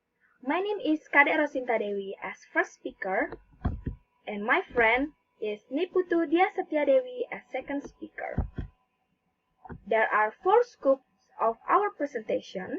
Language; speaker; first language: English; non-native, learner; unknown